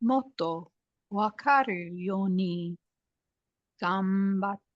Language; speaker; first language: Japanese; non-native, learner; English